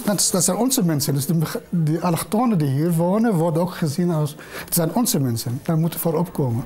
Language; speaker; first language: Dutch; non-native, fluent; Arabic